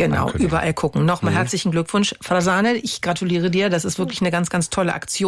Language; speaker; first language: German; native; German